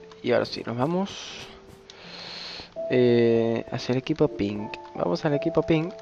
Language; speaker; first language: Spanish; native; Spanish